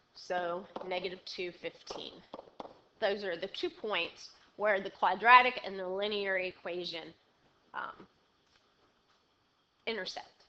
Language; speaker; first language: English; native; English